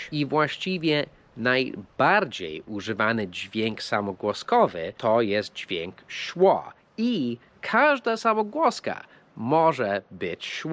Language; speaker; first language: Polish; non-native, fluent; English